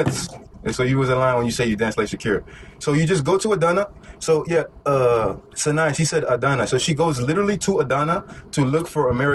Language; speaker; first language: English; native; English